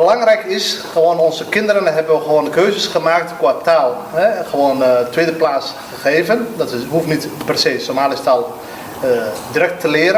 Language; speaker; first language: Dutch; non-native, fluent; Somali